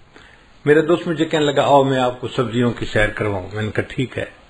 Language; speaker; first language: Urdu; native; Urdu